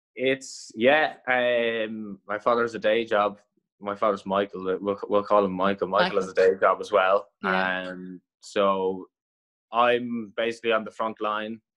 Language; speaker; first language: English; native; English